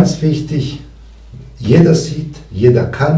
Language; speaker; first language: German; non-native, fluent; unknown